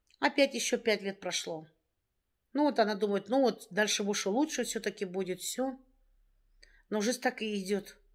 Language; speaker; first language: Russian; native; Russian